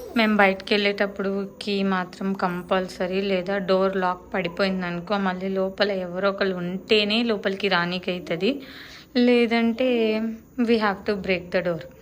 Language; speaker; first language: Telugu; non-native, local second language; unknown